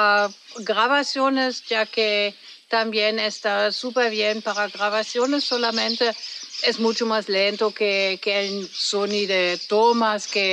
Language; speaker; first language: Spanish; non-native, fluent; German